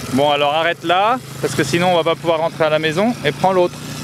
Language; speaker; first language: French; native; French